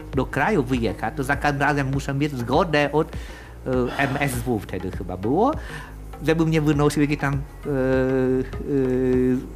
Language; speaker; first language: Polish; non-native, fluent; Vietnamese